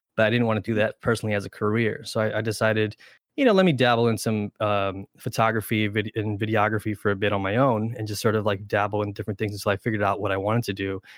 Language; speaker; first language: English; early bilingual, other home language; Spanish